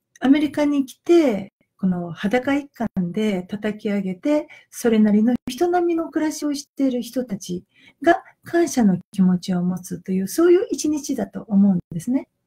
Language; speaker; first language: Japanese; native; Japanese